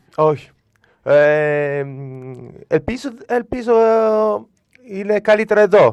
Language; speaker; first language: Greek; non-native, learner; Italian